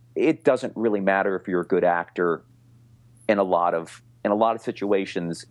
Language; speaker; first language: English; native; English